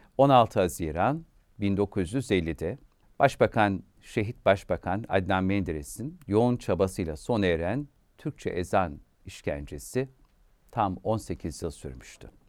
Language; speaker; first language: Turkish; native; Turkish